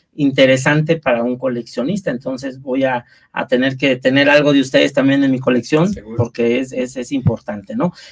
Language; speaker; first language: Spanish; native; Spanish